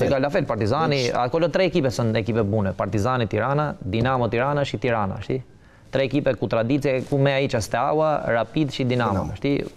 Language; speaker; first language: Romanian; non-native, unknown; Albanian